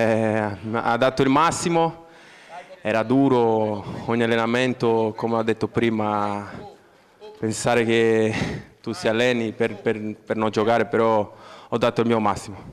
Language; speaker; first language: Italian; non-native, fluent; Portuguese